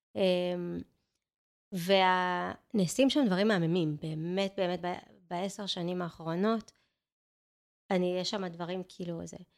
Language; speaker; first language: Hebrew; native; Hebrew